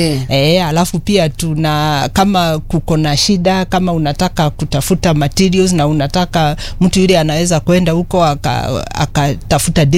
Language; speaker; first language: Swahili; non-native, local second language; Kikuyu